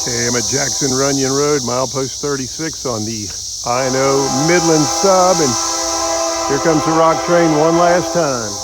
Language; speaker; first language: English; native; English